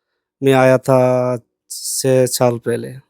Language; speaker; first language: Hindi; non-native, learner; Bangla